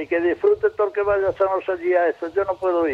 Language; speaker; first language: Spanish; native; Spanish